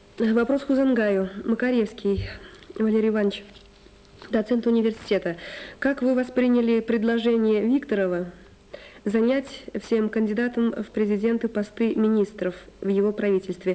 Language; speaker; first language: Russian; native; Russian